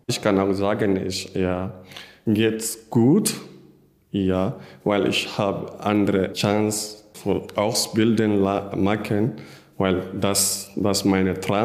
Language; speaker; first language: German; non-native, learner; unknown